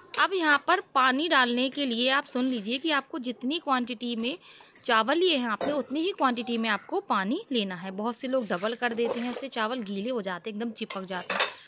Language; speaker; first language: Hindi; native; Hindi